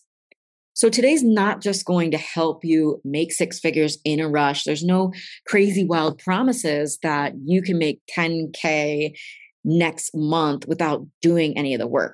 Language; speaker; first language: English; native; English